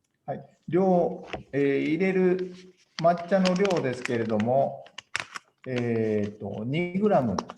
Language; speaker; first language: Japanese; native; Japanese